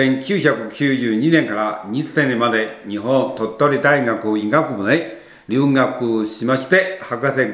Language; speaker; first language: Japanese; non-native, fluent; Chinese